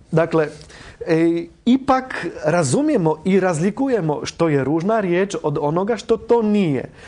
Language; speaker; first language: Croatian; non-native, fluent; Polish